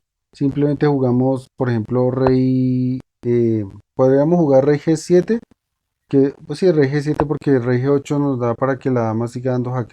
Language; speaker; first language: Spanish; native; Spanish